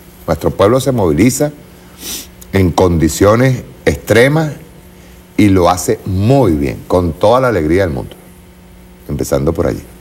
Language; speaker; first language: Spanish; native; Spanish